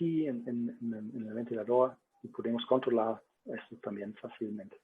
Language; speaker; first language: Spanish; non-native, learner; German